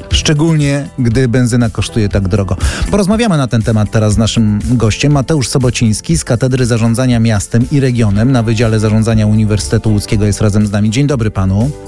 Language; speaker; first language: Polish; native; Polish